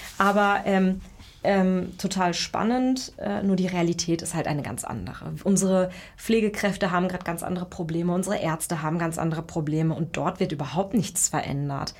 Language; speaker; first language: German; early bilingual, other home language; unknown